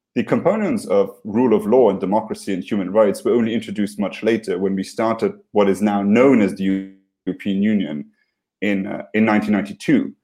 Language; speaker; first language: English; non-native, fluent; Luxembourgish